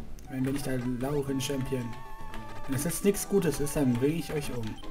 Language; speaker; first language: German; native; German